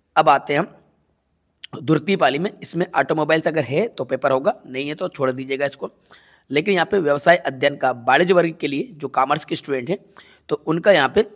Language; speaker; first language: Hindi; native; Hindi